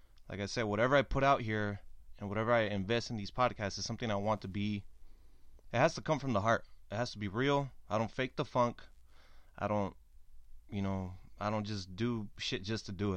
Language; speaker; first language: English; early bilingual, other home language; Spanish